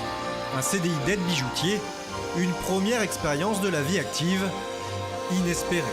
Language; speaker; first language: French; native; French